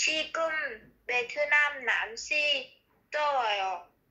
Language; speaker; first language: Korean; non-native, learner; Vietnamese